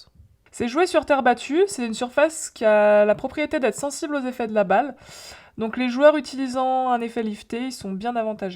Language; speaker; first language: French; native; French